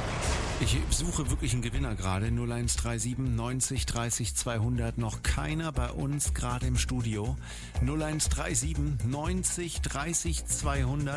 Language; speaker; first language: German; native; German